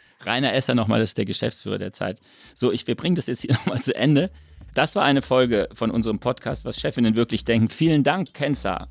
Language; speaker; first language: German; native; German